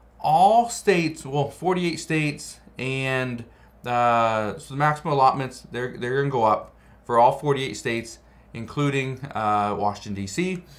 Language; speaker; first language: English; native; English